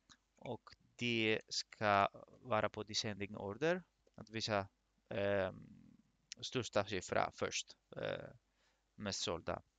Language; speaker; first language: Swedish; non-native, fluent; Greek